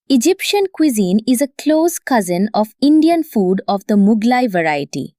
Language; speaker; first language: English; non-native, local second language; Bangla